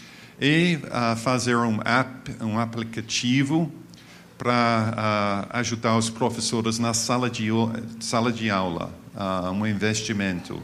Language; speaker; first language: Portuguese; non-native, fluent; English